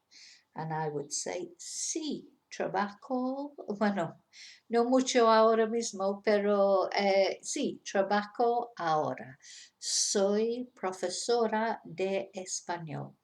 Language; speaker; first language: Spanish; non-native, fluent; English